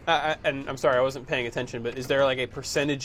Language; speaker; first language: English; native; English